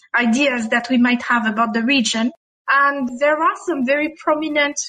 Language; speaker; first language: English; non-native, fluent; French